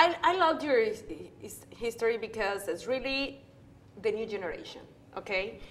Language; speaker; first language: English; non-native, learner; Spanish